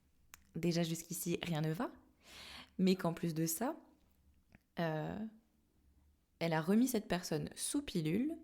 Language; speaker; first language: French; native; French